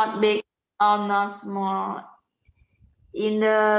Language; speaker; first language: English; non-native, learner; Vietnamese